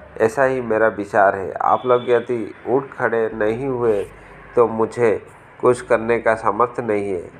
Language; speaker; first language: Hindi; native; Hindi